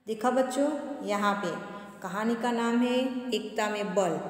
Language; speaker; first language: Hindi; non-native, local second language; Gujarati